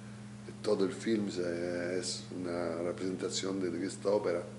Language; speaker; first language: Spanish; non-native, learner; Italian